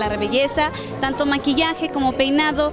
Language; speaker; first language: Spanish; native; Spanish